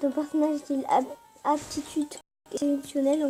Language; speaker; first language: French; native; French